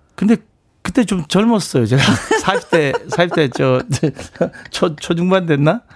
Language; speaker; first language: Korean; native; Korean